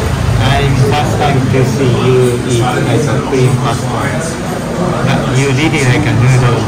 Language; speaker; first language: English; non-native, learner; Japanese